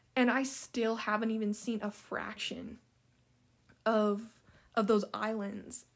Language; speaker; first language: English; native; English